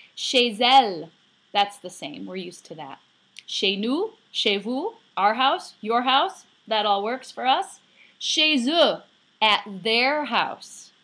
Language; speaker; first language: English; native; English